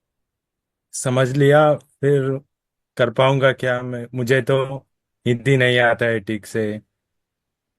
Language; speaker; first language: Hindi; non-native, local second language; Kannada